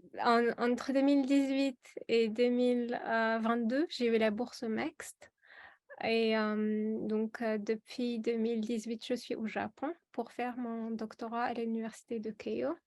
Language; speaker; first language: French; non-native, local second language; Arabic